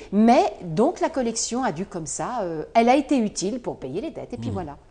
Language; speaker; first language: French; native; French